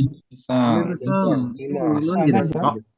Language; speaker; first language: Japanese; non-native, learner; Indonesian